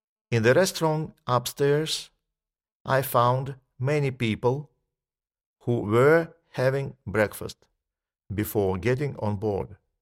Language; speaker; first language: English; non-native, fluent; Russian